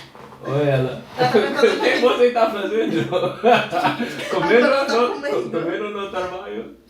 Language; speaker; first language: Portuguese; non-native, learner; English